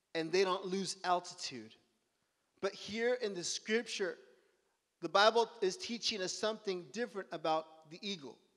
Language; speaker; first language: English; early bilingual, other home language; Spanish